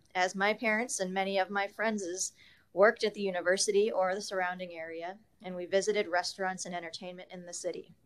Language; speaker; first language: English; native; English